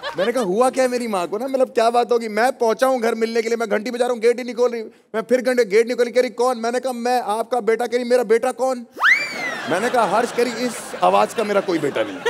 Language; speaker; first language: Hindi; native; Hindi